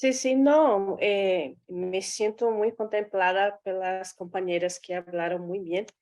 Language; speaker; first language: Spanish; non-native, learner; Portuguese